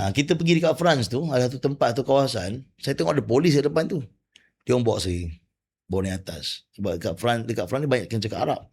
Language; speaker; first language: Malay; native; Malay